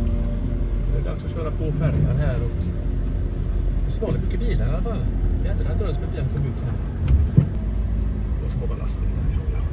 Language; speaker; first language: Swedish; native; Swedish